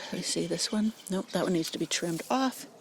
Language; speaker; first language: English; native; English